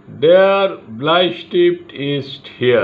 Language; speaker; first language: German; non-native, learner; Bangla